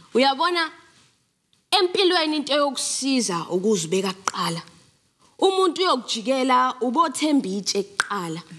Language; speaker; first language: English; non-native, local second language; Zulu